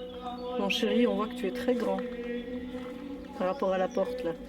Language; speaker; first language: French; native; French